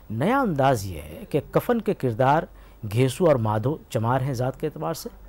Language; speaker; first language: Urdu; native; Urdu